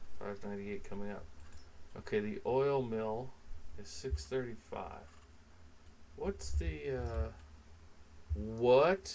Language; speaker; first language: English; native; English